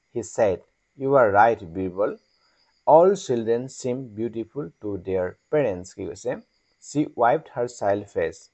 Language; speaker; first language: English; non-native, local second language; Assamese